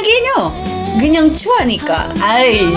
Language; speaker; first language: Korean; non-native, learner; Indonesian